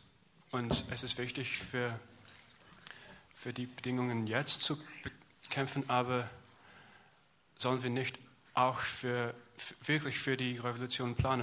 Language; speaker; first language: German; non-native, learner; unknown